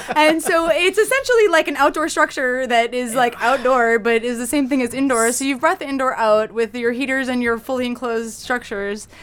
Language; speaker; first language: English; native; English